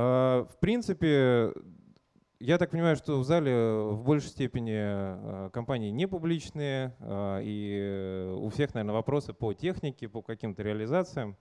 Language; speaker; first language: Russian; native; Russian